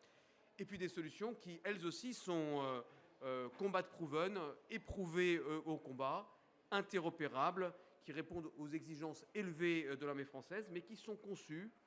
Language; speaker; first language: French; native; French